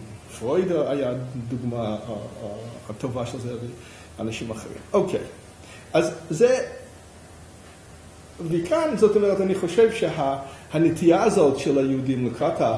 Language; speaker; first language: Hebrew; non-native, fluent; English